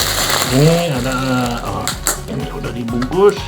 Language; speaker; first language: Indonesian; non-native, fluent; Dutch